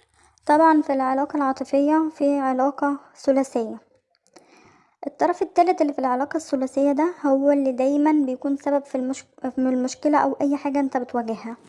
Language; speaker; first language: Arabic; native; Arabic